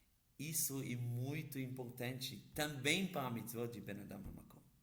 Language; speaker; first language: Portuguese; non-native, fluent; Hebrew